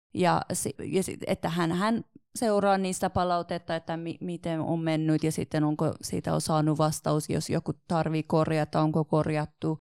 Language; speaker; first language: Finnish; non-native, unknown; Persian